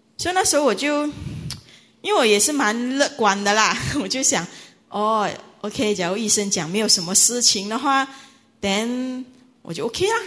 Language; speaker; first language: Chinese; native; Chinese